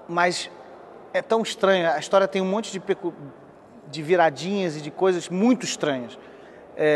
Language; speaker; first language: Portuguese; native; Portuguese